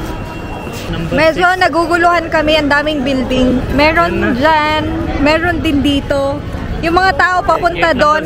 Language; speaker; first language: Filipino; native; Filipino